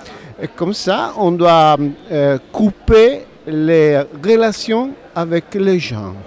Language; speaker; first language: French; non-native, learner; Italian